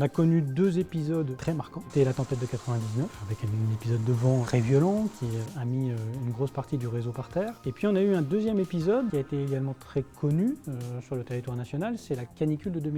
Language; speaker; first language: French; native; French